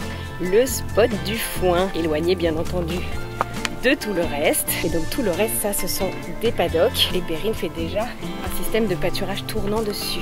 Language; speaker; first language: French; native; French